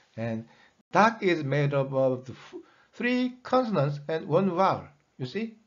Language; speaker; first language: English; non-native, fluent; Korean